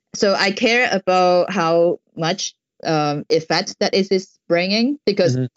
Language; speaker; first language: English; non-native, local second language; Cantonese